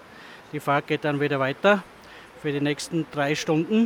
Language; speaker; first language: German; native; German